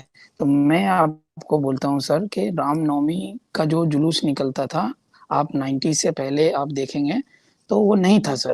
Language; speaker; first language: Hindi; non-native, local second language; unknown